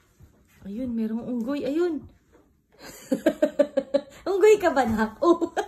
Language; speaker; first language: Filipino; native; Filipino